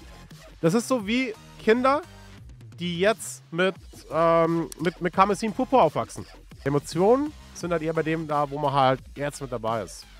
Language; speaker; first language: German; native; German